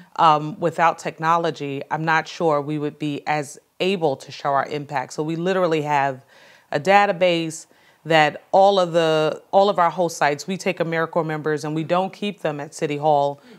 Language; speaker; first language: English; native; English